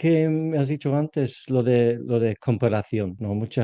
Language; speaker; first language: Spanish; non-native, learner; English